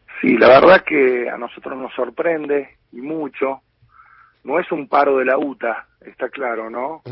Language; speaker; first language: Spanish; native; Spanish